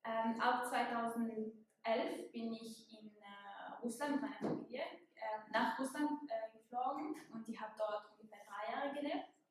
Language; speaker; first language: German; non-native, fluent; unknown